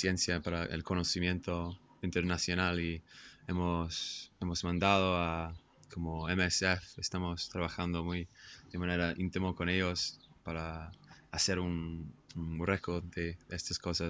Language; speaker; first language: Spanish; non-native, fluent; English